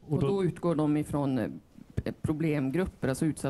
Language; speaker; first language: Swedish; native; Swedish